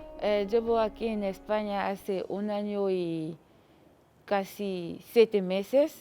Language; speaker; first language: Spanish; non-native, learner; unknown